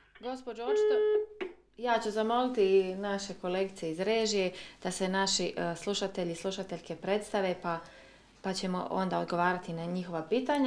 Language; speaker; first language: Serbian; native; Serbian